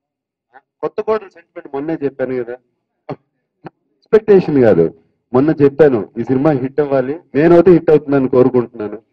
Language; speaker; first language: Telugu; native; Telugu